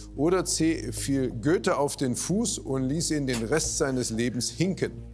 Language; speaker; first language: German; native; German